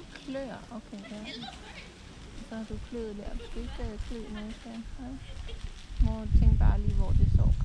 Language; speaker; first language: Danish; native; Danish